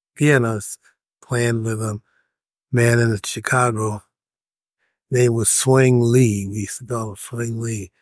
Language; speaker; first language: English; native; English